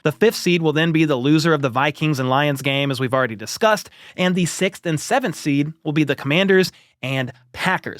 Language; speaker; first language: English; native; English